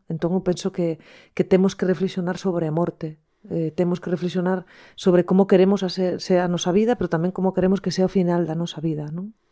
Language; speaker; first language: Galician; non-native, local second language; Spanish